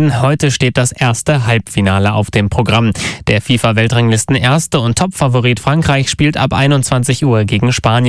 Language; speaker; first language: German; native; German